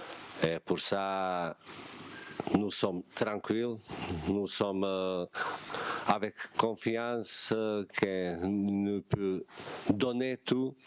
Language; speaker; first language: French; non-native, learner; Bosnian